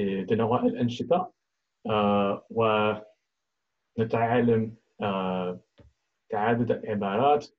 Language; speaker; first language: Arabic; non-native, learner; English